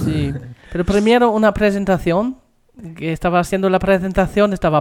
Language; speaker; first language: Spanish; non-native, fluent; German